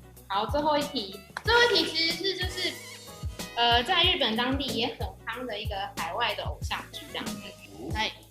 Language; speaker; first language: Chinese; native; Chinese